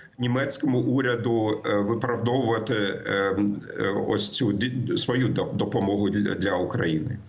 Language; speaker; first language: Ukrainian; non-native, fluent; German